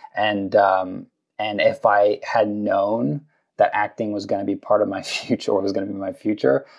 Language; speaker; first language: English; native; English